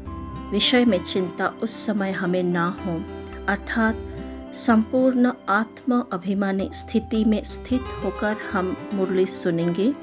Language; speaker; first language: Hindi; native; Hindi